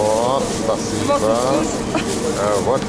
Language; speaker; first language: Russian; non-native, learner; English